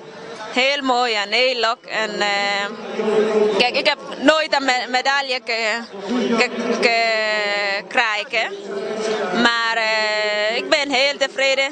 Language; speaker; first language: Dutch; non-native, learner; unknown